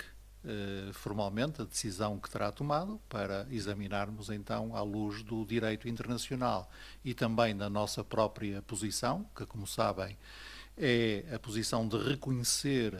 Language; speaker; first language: Portuguese; native; Portuguese